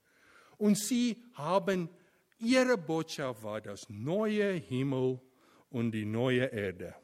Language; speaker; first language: German; non-native, fluent; Afrikaans